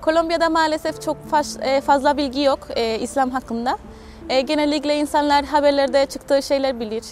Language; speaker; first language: Turkish; non-native, fluent; Spanish